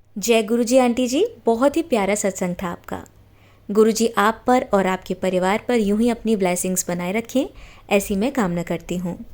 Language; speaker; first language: Hindi; native; Hindi